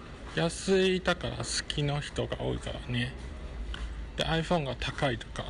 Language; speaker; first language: Japanese; non-native, fluent; Chinese